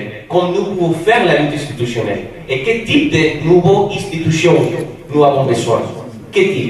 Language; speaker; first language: French; non-native, fluent; Spanish